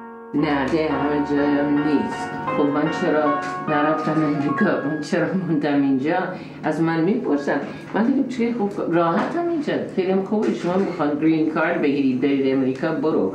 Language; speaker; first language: Persian; non-native, fluent; English